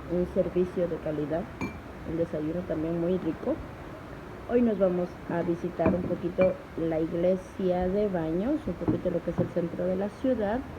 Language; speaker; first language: Spanish; native; Spanish